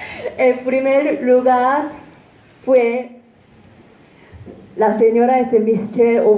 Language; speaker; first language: Spanish; non-native, fluent; Korean